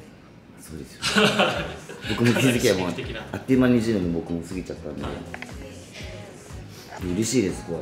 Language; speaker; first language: Japanese; native; Japanese